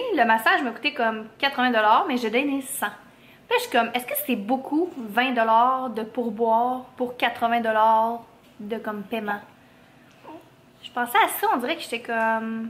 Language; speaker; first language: French; native; French